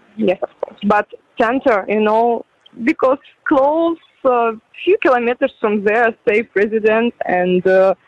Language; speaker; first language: English; non-native, learner; Ukrainian